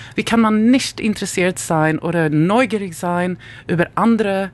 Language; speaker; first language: German; non-native, learner; Swedish